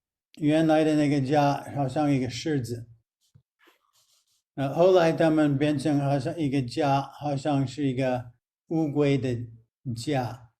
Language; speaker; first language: Chinese; non-native, fluent; English